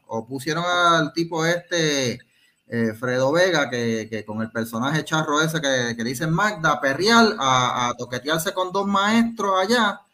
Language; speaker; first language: Spanish; native; Spanish